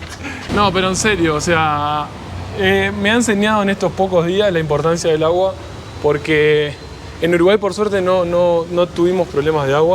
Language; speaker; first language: Spanish; native; Spanish